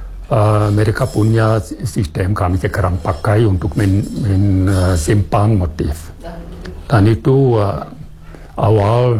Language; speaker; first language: Indonesian; non-native, fluent; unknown